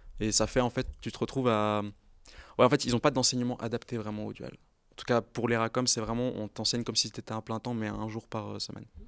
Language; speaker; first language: French; native; French